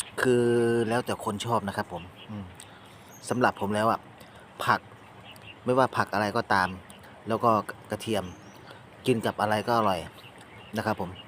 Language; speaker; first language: Thai; native; Thai